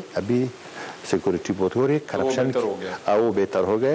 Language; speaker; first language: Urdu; non-native, learner; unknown